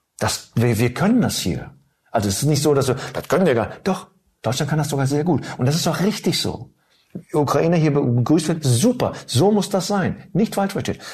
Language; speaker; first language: German; early bilingual, other home language; Turkish